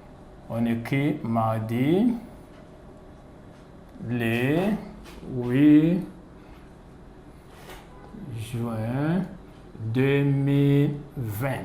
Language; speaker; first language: French; non-native, fluent; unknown